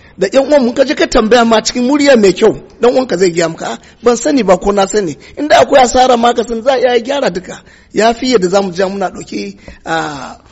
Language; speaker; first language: Hausa; non-native, local second language; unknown